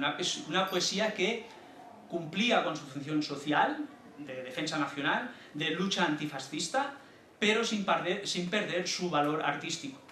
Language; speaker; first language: Spanish; native; Spanish